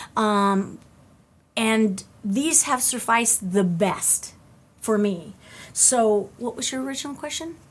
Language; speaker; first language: English; native; English